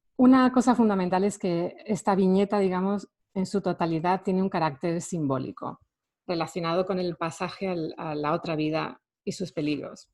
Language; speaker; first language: Spanish; native; Spanish